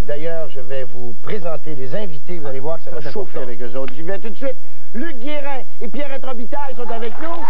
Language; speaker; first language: French; native; French